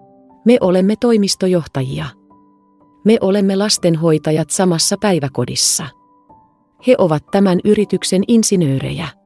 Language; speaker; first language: Finnish; non-native, fluent; Vietnamese